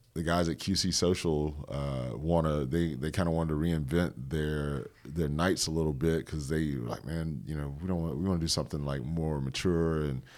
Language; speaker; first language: English; native; English